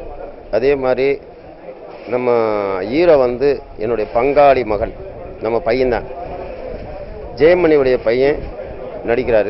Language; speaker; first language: Tamil; native; Tamil